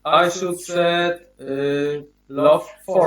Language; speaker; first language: English; non-native, learner; Polish